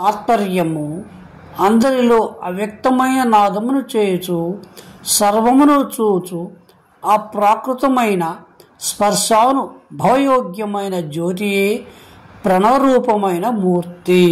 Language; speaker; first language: Telugu; native; Telugu